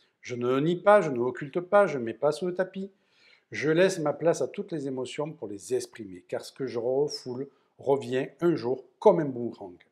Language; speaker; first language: French; native; French